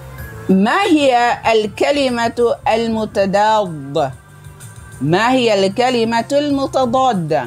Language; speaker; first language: Arabic; non-native, fluent; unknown